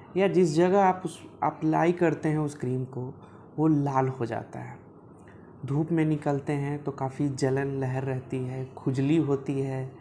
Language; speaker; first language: Hindi; native; Hindi